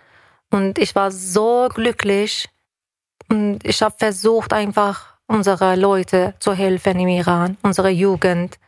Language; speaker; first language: German; non-native, fluent; Persian